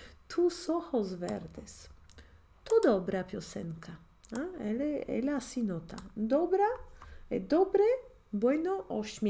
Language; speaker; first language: Spanish; non-native, fluent; Polish